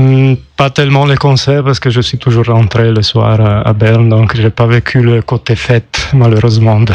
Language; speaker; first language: French; non-native, local second language; German